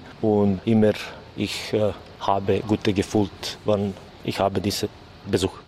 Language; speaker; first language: German; non-native, learner; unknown